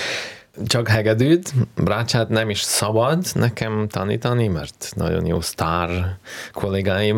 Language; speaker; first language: Hungarian; non-native, fluent; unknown